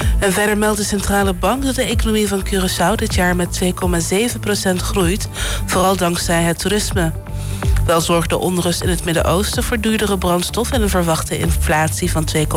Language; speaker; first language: Dutch; non-native, local second language; Papiamento